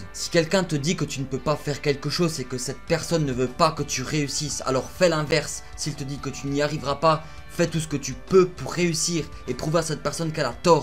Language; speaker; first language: French; native; French